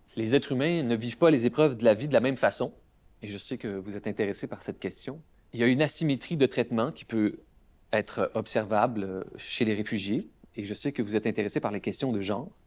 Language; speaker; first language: French; native; French